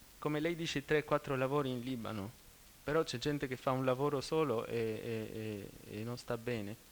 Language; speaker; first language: Italian; non-native, fluent; Arabic